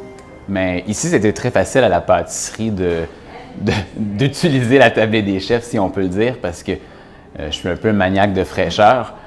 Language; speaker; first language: French; native; French